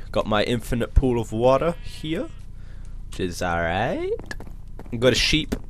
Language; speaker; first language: English; native; English